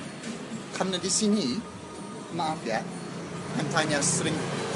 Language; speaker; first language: Indonesian; non-native, learner; English